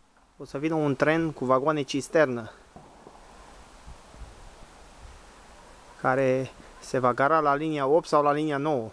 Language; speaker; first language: Romanian; native; Romanian